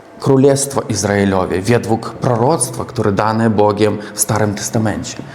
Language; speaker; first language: Polish; non-native, learner; Russian